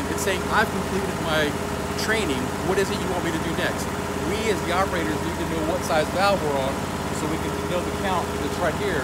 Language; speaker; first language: English; native; English